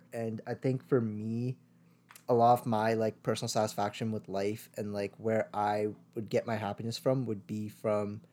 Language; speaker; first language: English; early bilingual, other home language; Tamil